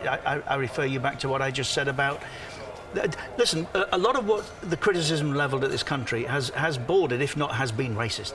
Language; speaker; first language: English; native; English